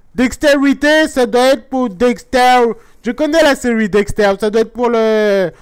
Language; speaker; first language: French; native; French